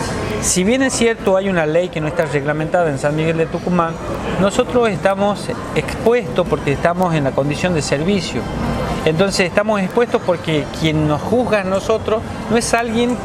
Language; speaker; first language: Spanish; native; Spanish